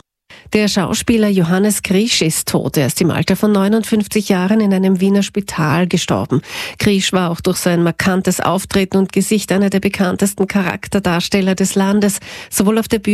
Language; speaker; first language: German; native; German